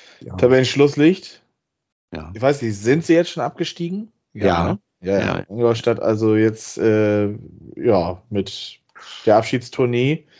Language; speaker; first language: German; native; German